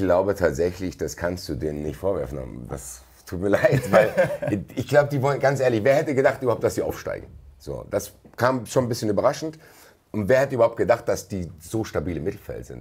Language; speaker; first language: German; native; German